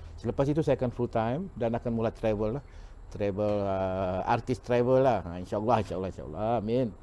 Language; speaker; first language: Malay; non-native, local second language; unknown